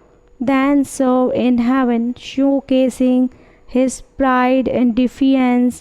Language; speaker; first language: English; non-native, fluent; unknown